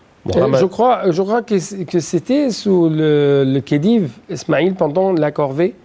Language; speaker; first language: French; non-native, fluent; Arabic